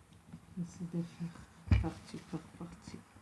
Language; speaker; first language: French; non-native, local second language; Arabic